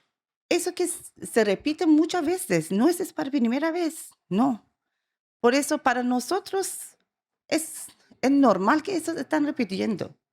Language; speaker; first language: Spanish; non-native, learner; Persian